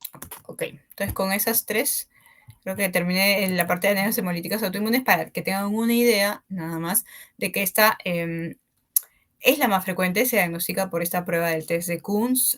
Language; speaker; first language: Spanish; native; Spanish